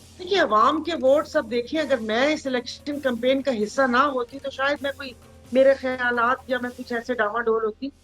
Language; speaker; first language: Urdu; non-native, local second language; Sindhi